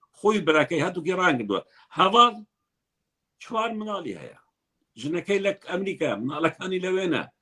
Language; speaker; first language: Central Kurdish; non-native, local second language; Kurdish